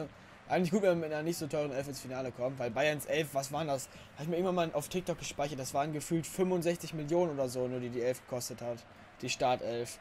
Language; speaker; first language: German; native; German